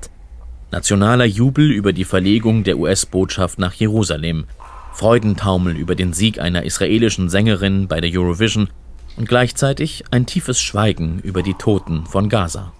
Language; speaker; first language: German; native; German